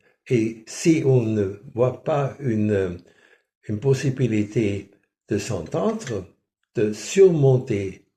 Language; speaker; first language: French; non-native, fluent; German